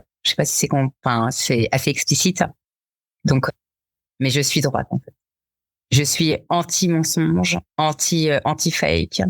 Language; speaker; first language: French; native; French